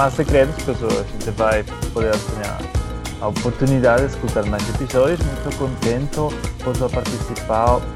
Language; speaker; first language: Portuguese; non-native, learner; Galician